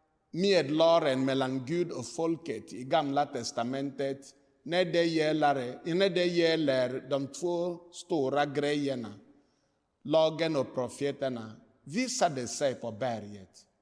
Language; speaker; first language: Swedish; non-native, fluent; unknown